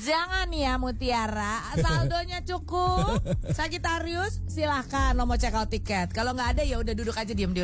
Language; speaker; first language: Indonesian; native; Indonesian